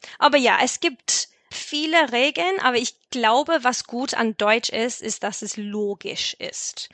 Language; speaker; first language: German; non-native, fluent; English